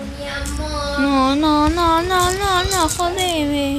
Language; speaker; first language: Spanish; native; Spanish